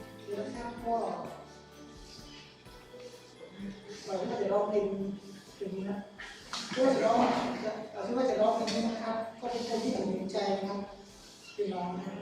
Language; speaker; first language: Thai; non-native, local second language; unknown